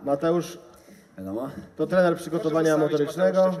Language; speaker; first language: Polish; native; Polish